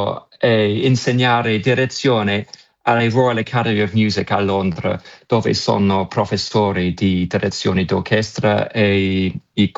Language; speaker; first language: Italian; non-native, fluent; English